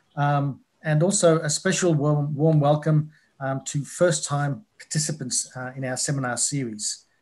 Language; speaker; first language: English; early bilingual, other home language; Greek